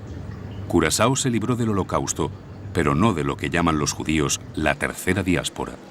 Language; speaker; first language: Spanish; native; Spanish